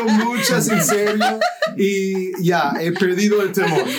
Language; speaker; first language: Spanish; non-native, fluent; English